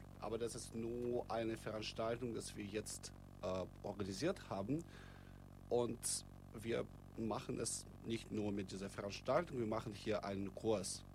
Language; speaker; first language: German; non-native, fluent; Russian